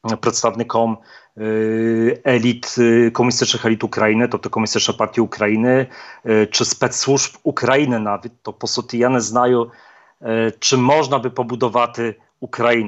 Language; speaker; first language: Polish; non-native, learner; Ukrainian